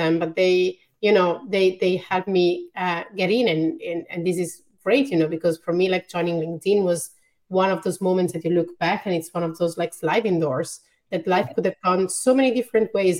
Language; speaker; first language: English; non-native, fluent; Italian